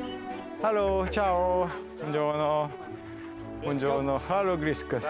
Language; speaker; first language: Italian; non-native, learner; Korean